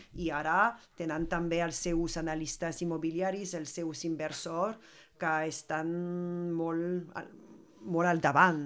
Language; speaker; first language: Catalan; non-native, fluent; French